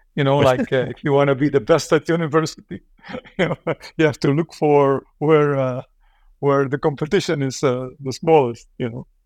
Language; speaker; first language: English; non-native, fluent; Dutch